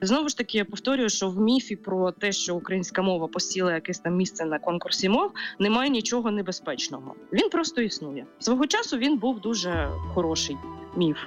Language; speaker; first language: Ukrainian; native; Ukrainian